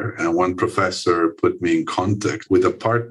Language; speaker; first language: English; non-native, fluent; Italian